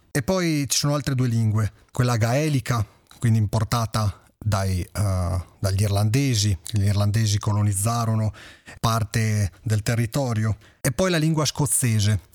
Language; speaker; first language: Italian; native; Italian